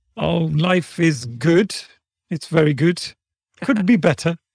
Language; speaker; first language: English; native; English